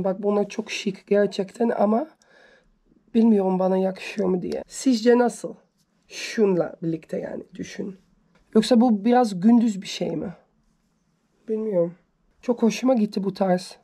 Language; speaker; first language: Turkish; early bilingual, heritage; Turkish